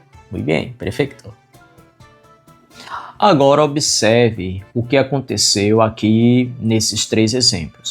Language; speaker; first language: Portuguese; non-native, fluent; Spanish